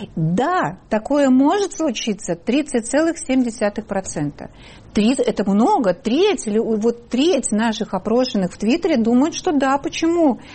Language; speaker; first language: Russian; native; Russian